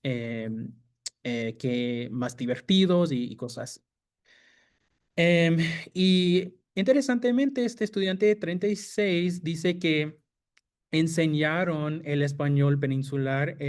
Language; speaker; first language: Spanish; non-native, fluent; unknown